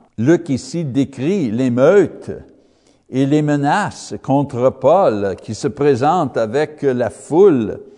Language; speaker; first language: French; non-native, fluent; English